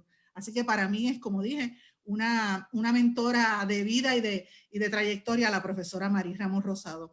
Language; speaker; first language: Spanish; native; Spanish